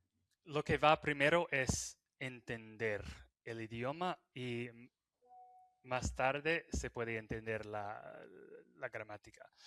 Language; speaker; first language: Spanish; non-native, fluent; English